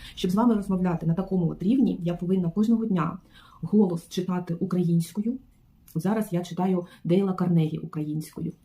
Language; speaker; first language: Ukrainian; non-native, local second language; Russian